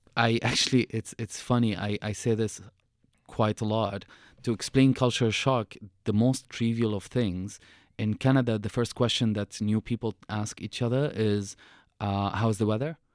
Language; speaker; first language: English; non-native, fluent; Arabic